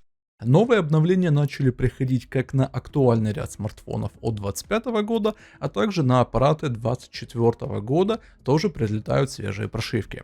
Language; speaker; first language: Russian; native; Russian